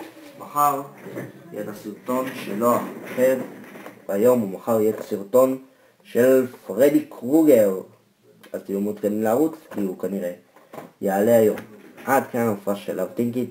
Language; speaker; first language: Hebrew; native; Hebrew